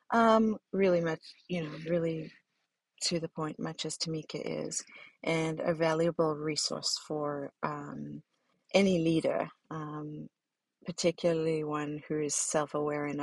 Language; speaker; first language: English; native; English